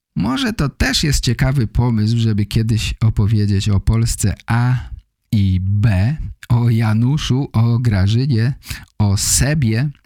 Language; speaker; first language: Polish; native; Polish